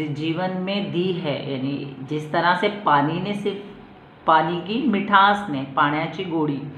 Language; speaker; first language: Hindi; non-native, local second language; Marathi